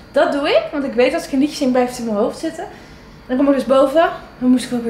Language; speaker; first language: Dutch; native; Dutch